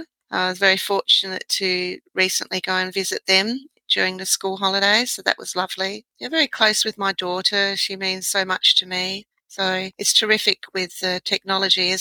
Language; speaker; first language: English; native; English